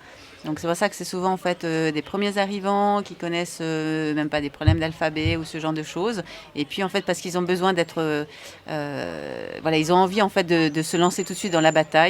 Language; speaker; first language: French; native; French